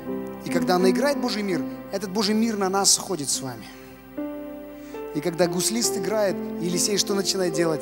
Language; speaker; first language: Russian; native; Russian